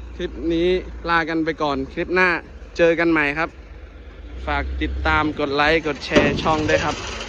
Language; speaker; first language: Thai; non-native, local second language; Northern Khmer